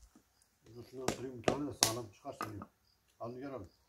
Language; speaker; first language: Turkish; native; Turkish